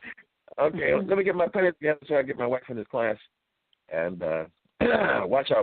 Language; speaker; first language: English; native; English